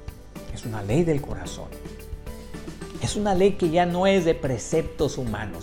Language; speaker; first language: Spanish; native; Spanish